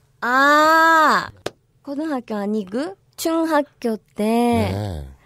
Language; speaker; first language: Korean; non-native, learner; Japanese